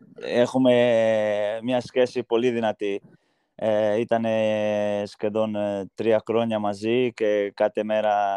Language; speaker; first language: Greek; non-native, fluent; Portuguese